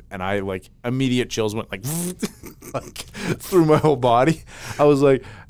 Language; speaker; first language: English; native; English